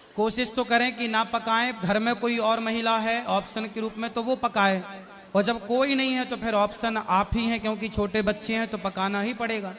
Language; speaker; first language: Hindi; native; Hindi